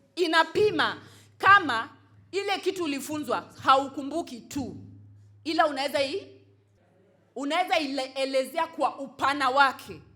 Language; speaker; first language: Swahili; non-native, local second language; Luo (Kenya and Tanzania)